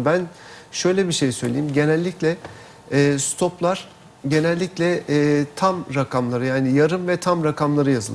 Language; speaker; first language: Turkish; native; Turkish